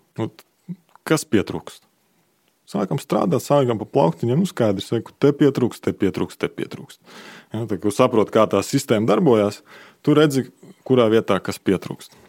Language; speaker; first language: Latvian; non-native, local second language; Russian